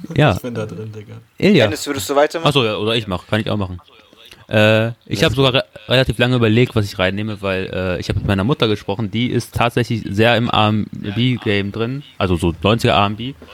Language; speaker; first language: German; early bilingual, other home language; Turkish